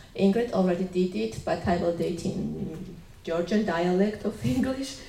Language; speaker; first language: English; non-native, fluent; Georgian